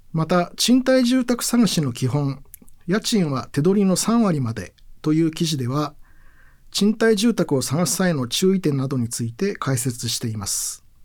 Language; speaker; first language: Japanese; native; Japanese